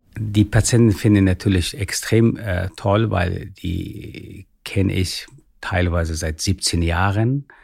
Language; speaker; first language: German; non-native, fluent; Persian